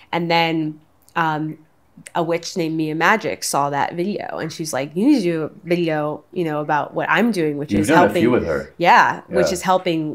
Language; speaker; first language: English; native; English